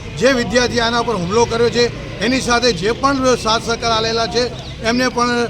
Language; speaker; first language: Gujarati; non-native, local second language; Sindhi